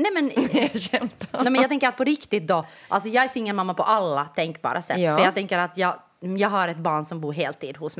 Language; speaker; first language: Swedish; native; Swedish